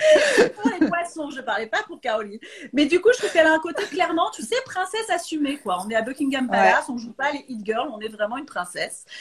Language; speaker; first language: French; native; French